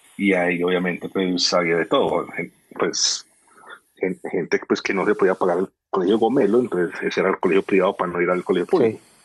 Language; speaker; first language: Spanish; native; Spanish